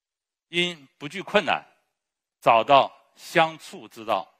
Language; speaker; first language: Chinese; native; Chinese